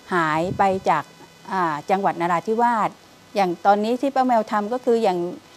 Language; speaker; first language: Thai; native; Thai